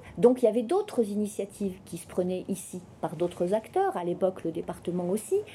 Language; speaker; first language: French; native; French